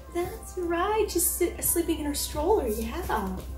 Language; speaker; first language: English; native; English